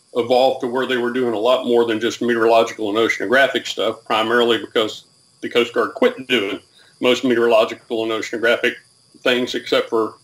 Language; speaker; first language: English; native; English